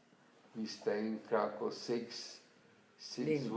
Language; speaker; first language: English; non-native, learner; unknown